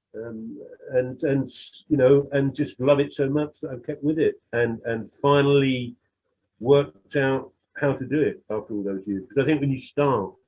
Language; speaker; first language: English; native; English